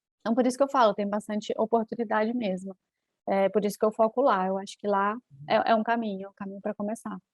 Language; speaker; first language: Portuguese; native; Portuguese